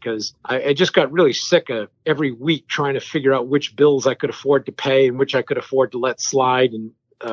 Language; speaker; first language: English; early bilingual, other home language; French